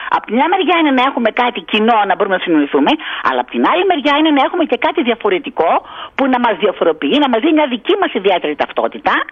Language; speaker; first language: Greek; native; Greek